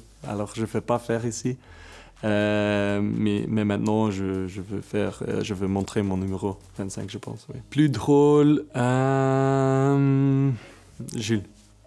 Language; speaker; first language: French; non-native, local second language; Dutch